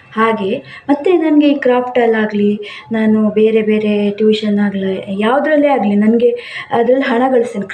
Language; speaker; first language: Kannada; non-native, local second language; Konkani